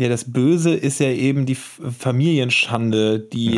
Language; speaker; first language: German; native; German